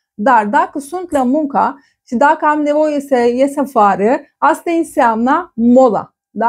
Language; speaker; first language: Romanian; non-native, fluent; Turkish